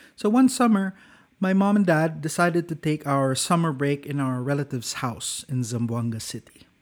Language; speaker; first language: English; non-native, local second language; Cebuano